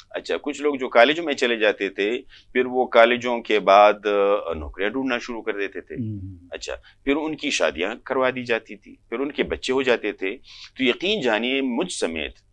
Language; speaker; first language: Urdu; non-native, local second language; Pashto